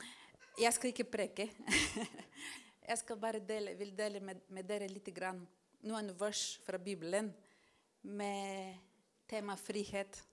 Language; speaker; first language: Norwegian; non-native, fluent; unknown